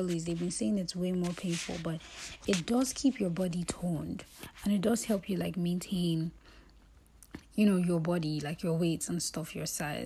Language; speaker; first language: English; non-native, local second language; Yoruba